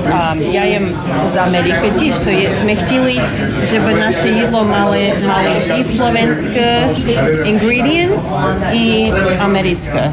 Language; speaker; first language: Slovak; early bilingual, heritage; English